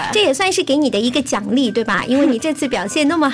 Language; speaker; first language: Chinese; native; Chinese